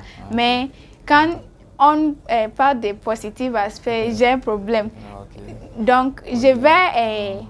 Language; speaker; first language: French; non-native, learner; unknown